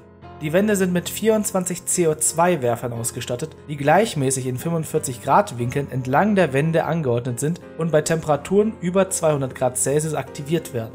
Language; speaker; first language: German; native; German